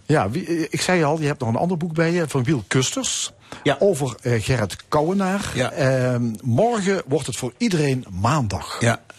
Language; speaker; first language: Dutch; native; Dutch